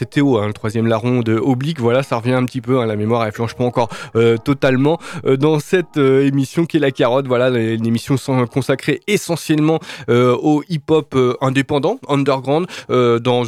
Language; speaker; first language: French; native; French